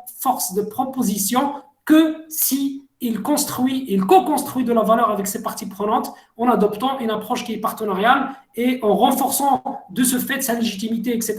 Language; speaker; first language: French; non-native, local second language; Arabic